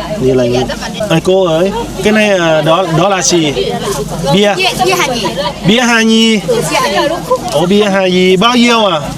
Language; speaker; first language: Vietnamese; non-native, learner; Thai